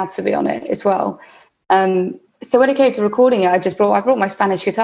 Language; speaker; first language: English; native; English